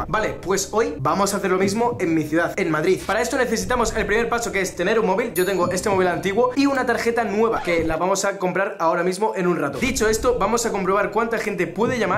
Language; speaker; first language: Spanish; native; Spanish